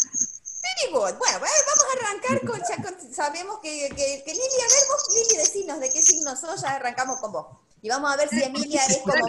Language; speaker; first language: Spanish; native; Spanish